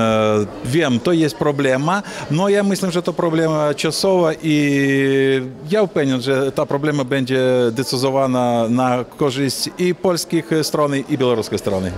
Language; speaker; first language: Polish; non-native, learner; Russian